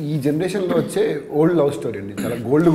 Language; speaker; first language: Telugu; native; Telugu